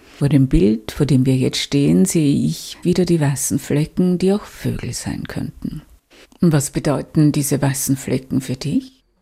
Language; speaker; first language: German; native; German